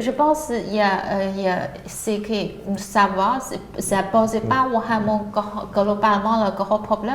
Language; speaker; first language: French; non-native, learner; Chinese